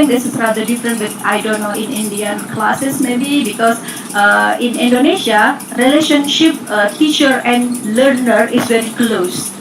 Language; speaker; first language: English; non-native, learner; Indonesian